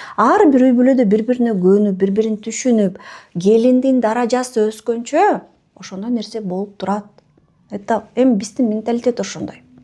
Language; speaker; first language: Kyrgyz; non-native, local second language; Russian